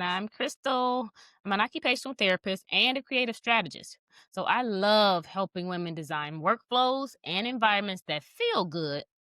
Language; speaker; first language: English; native; English